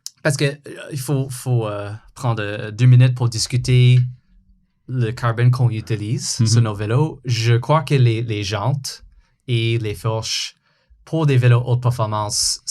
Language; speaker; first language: French; non-native, fluent; English